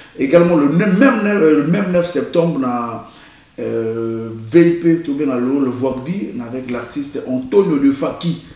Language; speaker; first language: French; non-native, local second language; Lingala